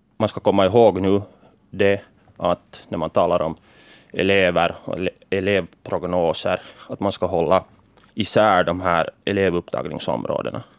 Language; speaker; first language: Swedish; native; Swedish